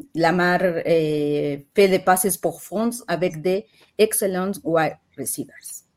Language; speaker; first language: French; non-native, fluent; Spanish